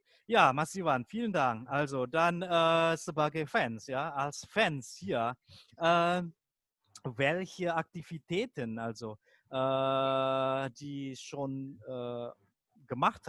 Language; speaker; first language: German; non-native, fluent; Indonesian